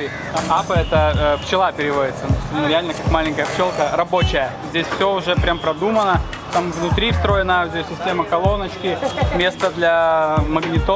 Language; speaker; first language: Russian; native; Russian